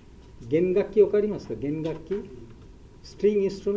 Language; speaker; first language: Japanese; non-native, learner; Bangla